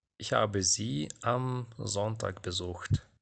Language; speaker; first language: German; non-native, fluent; Ukrainian